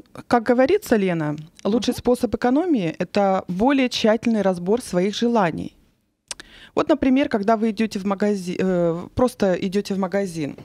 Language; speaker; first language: Russian; native; Russian